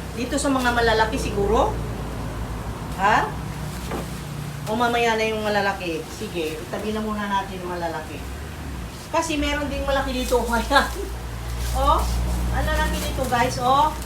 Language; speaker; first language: Filipino; non-native, local second language; Cebuano